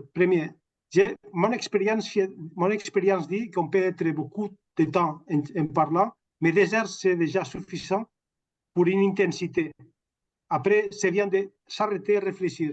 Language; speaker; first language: French; non-native, fluent; Catalan